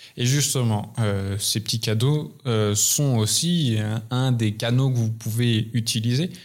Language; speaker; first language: French; native; French